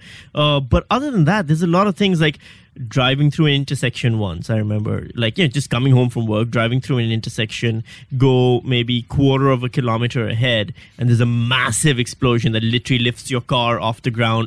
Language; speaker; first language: English; non-native, local second language; Urdu